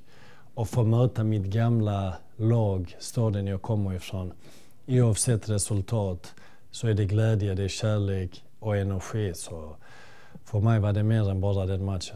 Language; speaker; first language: Swedish; early bilingual, other home language; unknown